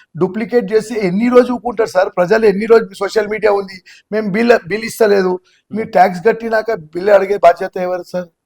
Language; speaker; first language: Telugu; non-native, local second language; Gujarati